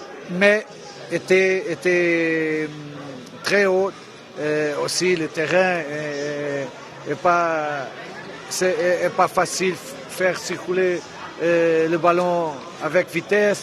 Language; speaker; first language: French; non-native, fluent; Portuguese